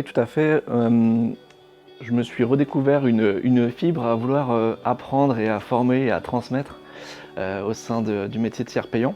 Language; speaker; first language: French; native; French